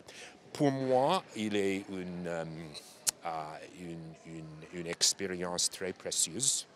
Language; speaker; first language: French; non-native, learner; English